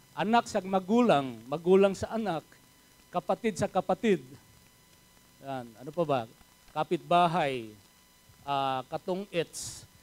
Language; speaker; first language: Filipino; native; Filipino